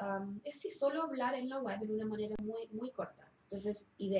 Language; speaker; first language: Spanish; early bilingual, heritage; Spanish